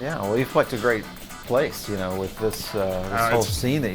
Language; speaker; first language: English; native; English